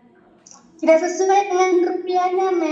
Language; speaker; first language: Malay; non-native, fluent; Indonesian